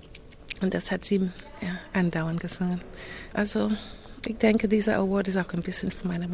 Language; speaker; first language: German; non-native, fluent; English